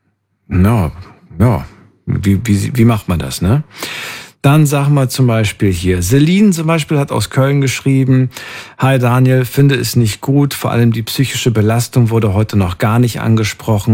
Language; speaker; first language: German; native; German